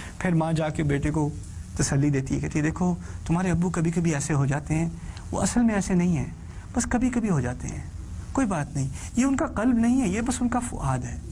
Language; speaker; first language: Urdu; early bilingual, heritage; Urdu